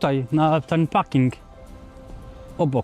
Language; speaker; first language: Polish; non-native, learner; French